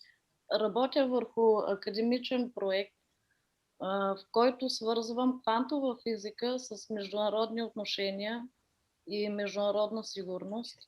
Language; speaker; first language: Bulgarian; early bilingual, heritage; Danish